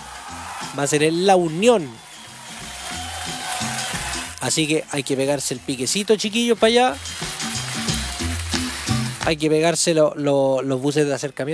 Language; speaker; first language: Spanish; native; Spanish